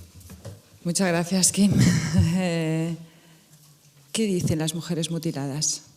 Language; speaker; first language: Spanish; native; Spanish